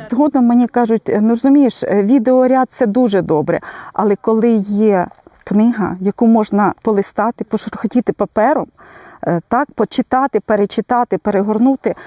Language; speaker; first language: Ukrainian; native; Ukrainian